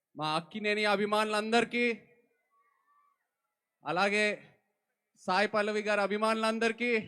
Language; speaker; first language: Telugu; native; Telugu